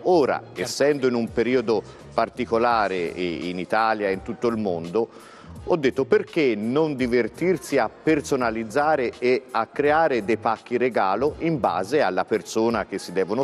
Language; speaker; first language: Italian; native; Italian